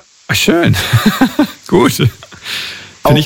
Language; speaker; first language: German; native; German